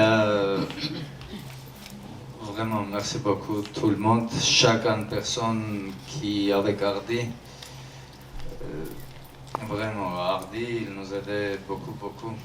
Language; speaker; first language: French; non-native, learner; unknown